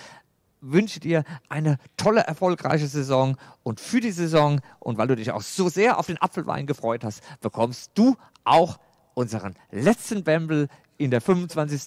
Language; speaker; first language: German; native; German